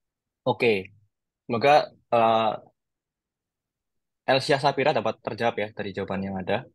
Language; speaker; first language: Indonesian; native; Indonesian